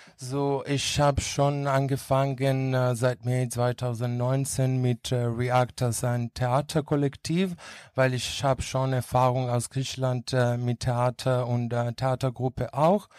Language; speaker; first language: German; non-native, learner; Greek